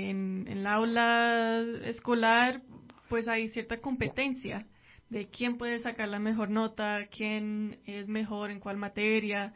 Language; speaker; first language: Spanish; non-native, fluent; English